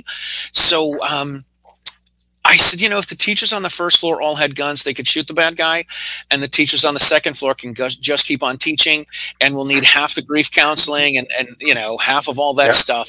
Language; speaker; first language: English; native; English